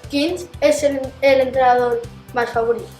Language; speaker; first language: Catalan; non-native, local second language; Spanish